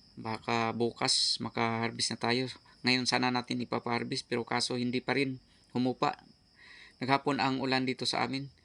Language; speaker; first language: Filipino; non-native, local second language; Cebuano